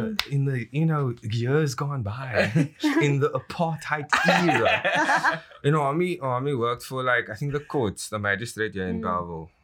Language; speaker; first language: English; native; English